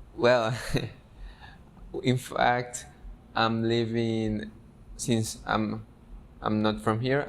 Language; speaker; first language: English; non-native, fluent; Spanish